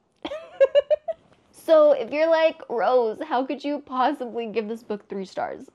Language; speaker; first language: English; native; English